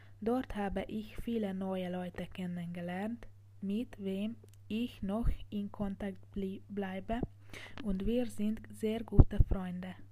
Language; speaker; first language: German; non-native, learner; Hungarian